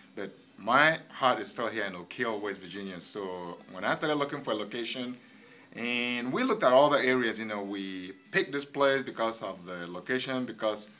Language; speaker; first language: English; non-native, local second language; Igbo